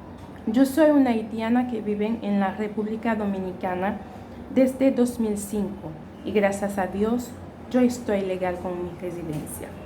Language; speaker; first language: Spanish; non-native, fluent; Haitian Creole